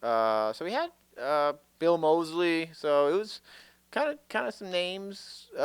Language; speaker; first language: English; native; English